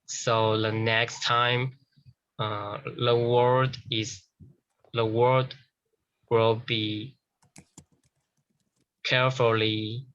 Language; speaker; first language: English; non-native, learner; Chinese